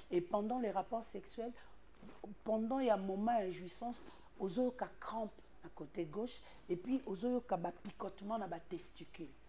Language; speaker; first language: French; non-native, local second language; Lingala